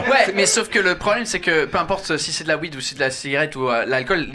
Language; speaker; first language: French; non-native, fluent; English